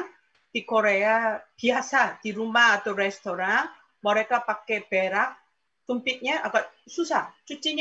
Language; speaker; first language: Indonesian; non-native, fluent; Korean